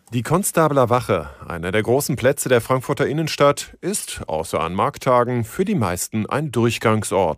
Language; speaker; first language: German; native; German